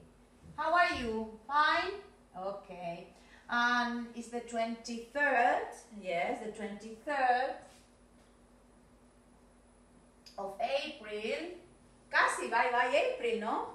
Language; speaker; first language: English; non-native, fluent; Spanish